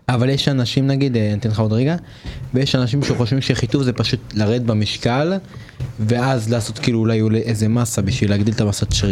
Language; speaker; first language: Hebrew; native; Hebrew